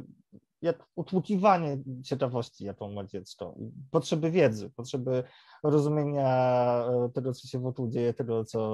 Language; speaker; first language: Polish; native; Polish